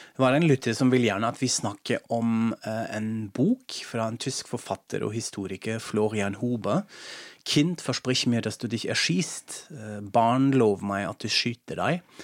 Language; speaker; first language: Norwegian; non-native, fluent; German